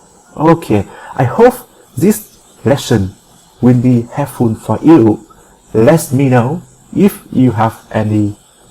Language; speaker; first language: English; non-native, fluent; Vietnamese